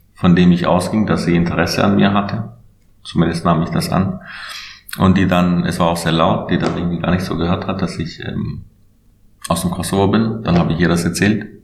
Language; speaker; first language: German; non-native, fluent; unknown